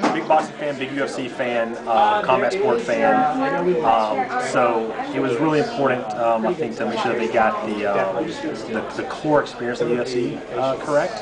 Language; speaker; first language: English; native; English